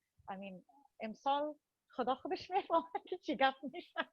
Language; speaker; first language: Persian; early bilingual, heritage; Persian